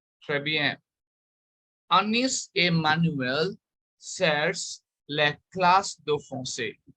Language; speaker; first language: French; non-native, fluent; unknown